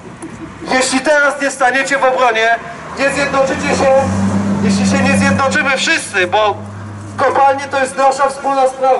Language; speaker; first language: Polish; native; Polish